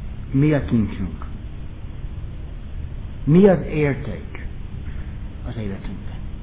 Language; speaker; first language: Hungarian; non-native, fluent; English